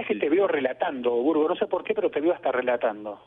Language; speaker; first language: Spanish; native; Spanish